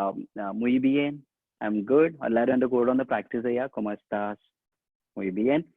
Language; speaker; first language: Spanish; non-native, fluent; Malayalam